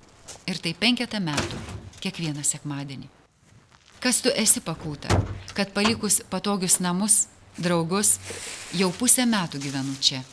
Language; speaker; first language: Lithuanian; native; Lithuanian